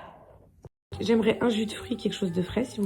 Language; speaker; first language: French; native; French